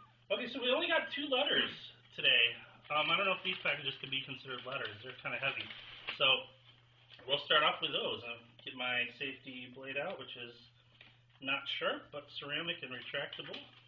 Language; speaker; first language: English; native; English